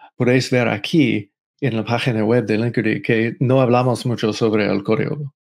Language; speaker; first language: Spanish; non-native, fluent; English